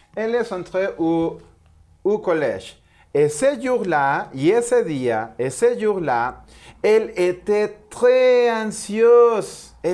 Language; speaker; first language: French; non-native, learner; Spanish